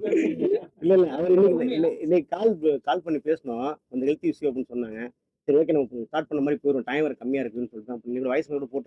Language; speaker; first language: Tamil; native; Tamil